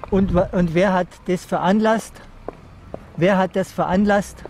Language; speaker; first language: German; native; German